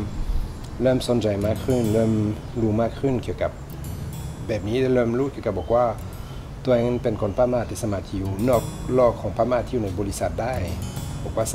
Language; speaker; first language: Thai; non-native, learner; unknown